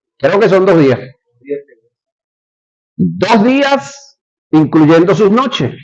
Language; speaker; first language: Spanish; native; Spanish